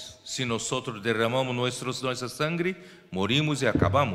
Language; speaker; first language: Spanish; non-native, fluent; Portuguese